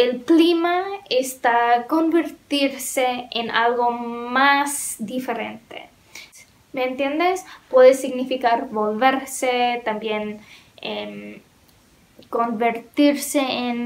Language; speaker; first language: Spanish; non-native, learner; English